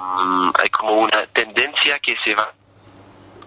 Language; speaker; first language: Spanish; non-native, fluent; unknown